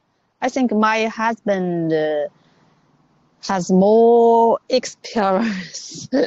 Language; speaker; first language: English; non-native, learner; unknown